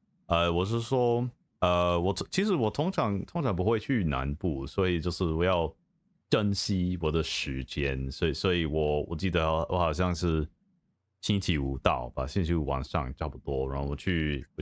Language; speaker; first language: Chinese; non-native, fluent; English